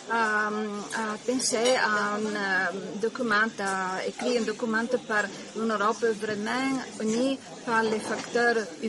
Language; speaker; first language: French; non-native, learner; Italian